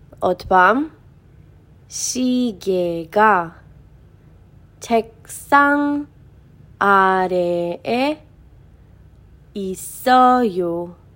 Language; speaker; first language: Korean; non-native, fluent; Hebrew